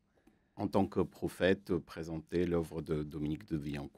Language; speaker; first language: French; non-native, fluent; Armenian